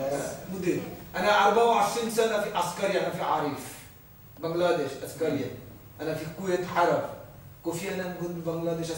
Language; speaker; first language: Arabic; non-native, learner; Bangla